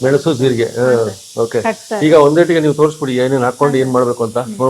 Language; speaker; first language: Kannada; native; Kannada